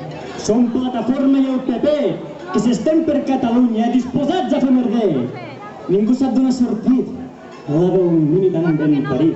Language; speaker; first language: Catalan; native; Catalan